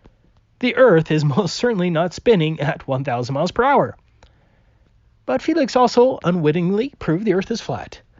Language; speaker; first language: English; native; English